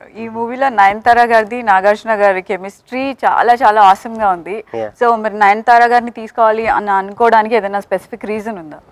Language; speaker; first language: Telugu; native; Telugu